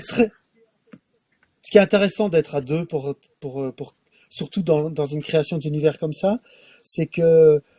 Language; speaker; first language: French; native; French